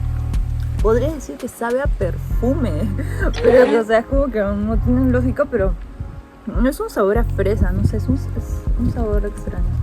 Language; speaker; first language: Spanish; native; Spanish